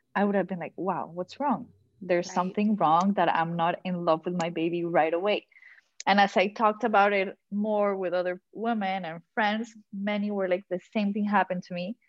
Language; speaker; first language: English; non-native, fluent; Spanish